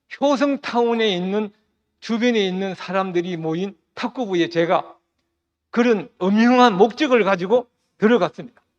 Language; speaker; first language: Korean; native; Korean